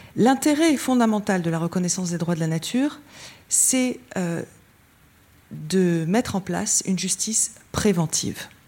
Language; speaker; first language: French; native; French